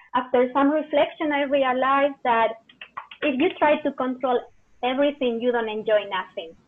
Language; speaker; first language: English; non-native, fluent; Spanish